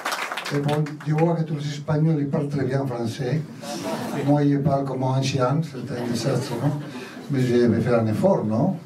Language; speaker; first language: French; non-native, learner; Spanish